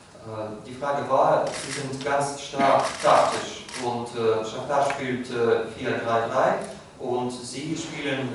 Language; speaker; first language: German; non-native, fluent; Russian